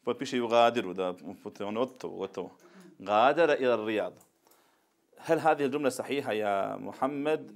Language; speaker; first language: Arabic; non-native, fluent; Bosnian